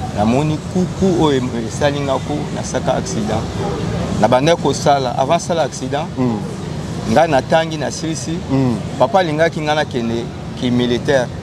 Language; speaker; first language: Lingala; native; Lingala